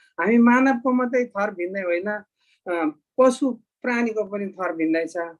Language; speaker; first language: Nepali; non-native, local second language; Eastern Tamang